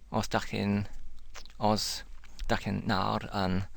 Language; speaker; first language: Welsh; non-native, learner; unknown